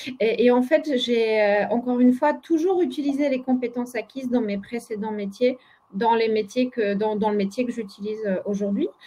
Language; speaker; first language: French; non-native, fluent; Polish